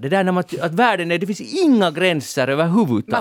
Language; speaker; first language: Swedish; native; Swedish